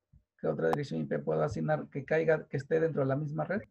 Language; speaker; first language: Spanish; native; Spanish